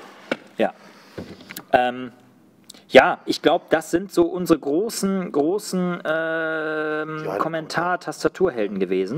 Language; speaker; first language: German; native; German